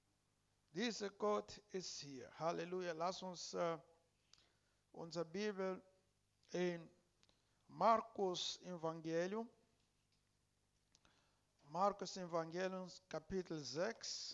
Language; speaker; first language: German; non-native, learner; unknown